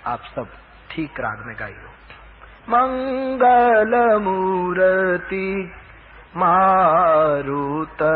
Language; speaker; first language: Hindi; non-native, local second language; Gujarati